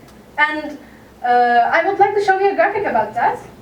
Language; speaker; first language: English; non-native, fluent; Turkish